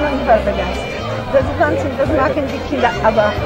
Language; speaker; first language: German; non-native, learner; Polish